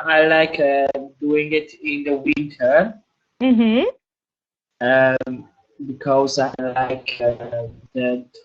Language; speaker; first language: English; non-native, learner; Armenian